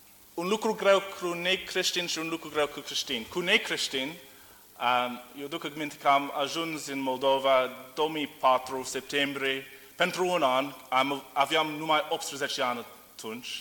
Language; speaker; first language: Romanian; non-native, learner; English